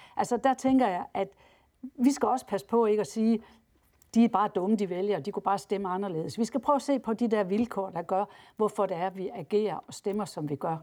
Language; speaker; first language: Danish; native; Danish